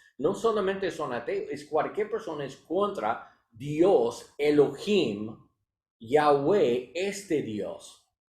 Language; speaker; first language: Spanish; non-native, learner; English